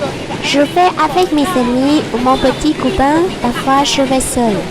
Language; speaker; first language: French; non-native, local second language; Vietnamese